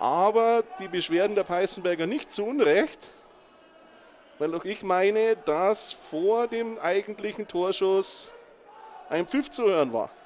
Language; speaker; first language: German; native; German